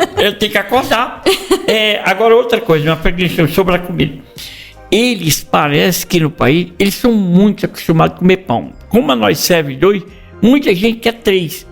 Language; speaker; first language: Portuguese; native; Portuguese